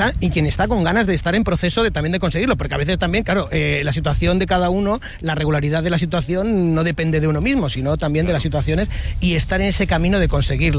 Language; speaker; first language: Spanish; native; Spanish